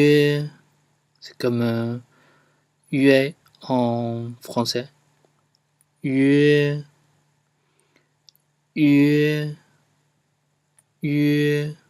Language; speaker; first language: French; non-native, fluent; Chinese